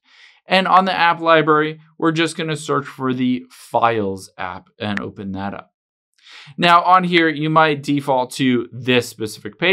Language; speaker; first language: English; native; English